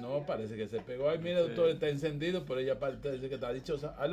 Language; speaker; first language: Spanish; native; Spanish